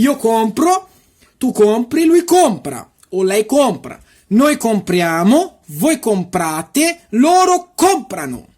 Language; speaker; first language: Italian; non-native, fluent; Portuguese